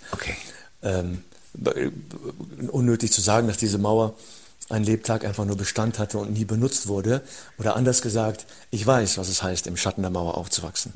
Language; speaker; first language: German; early bilingual, other home language; Turkish